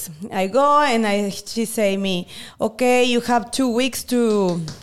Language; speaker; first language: English; non-native, learner; Spanish